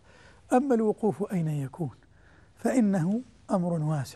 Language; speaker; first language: Arabic; native; Arabic